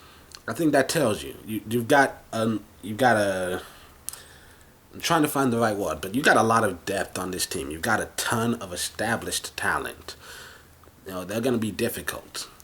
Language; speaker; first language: English; native; English